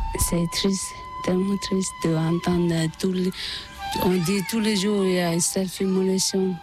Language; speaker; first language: French; non-native, learner; Tibetan